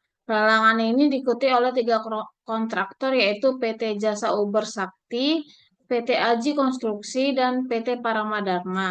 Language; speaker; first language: Indonesian; native; Indonesian